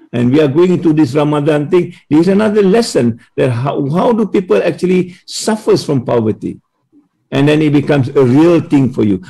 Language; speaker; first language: English; non-native, local second language; Malay